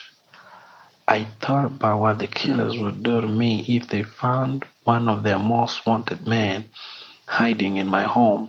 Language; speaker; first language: English; non-native, local second language; Kinyarwanda